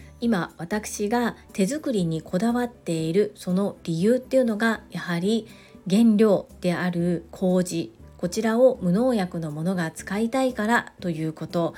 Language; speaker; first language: Japanese; native; Japanese